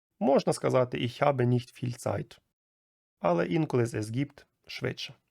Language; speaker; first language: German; non-native, fluent; Ukrainian